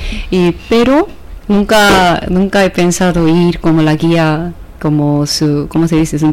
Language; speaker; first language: Spanish; non-native, fluent; Korean